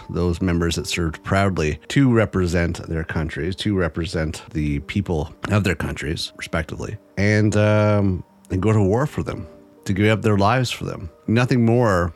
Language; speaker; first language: English; native; English